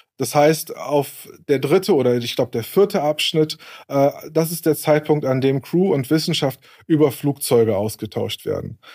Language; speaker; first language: German; native; German